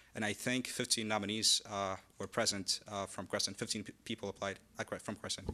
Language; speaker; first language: English; non-native, fluent; Amharic